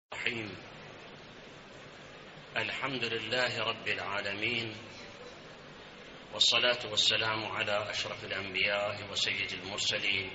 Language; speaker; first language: Arabic; native; Arabic